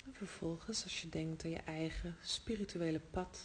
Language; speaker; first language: Dutch; native; Dutch